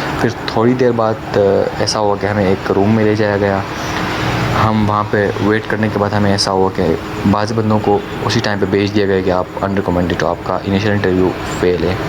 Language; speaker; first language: Urdu; non-native, local second language; Khowar